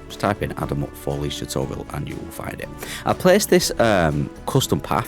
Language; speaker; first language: English; native; English